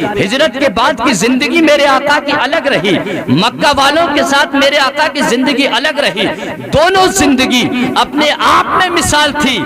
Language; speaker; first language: Urdu; native; Urdu